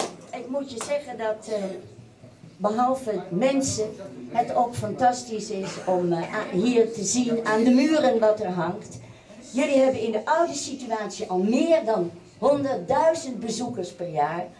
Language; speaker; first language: Dutch; native; Dutch